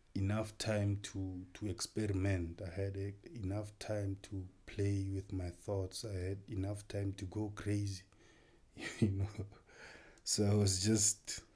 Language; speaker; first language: English; non-native, local second language; Tswana